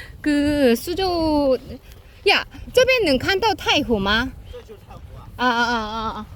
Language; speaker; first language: Korean; native; Korean